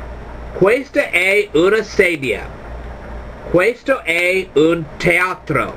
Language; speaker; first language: Italian; non-native, learner; English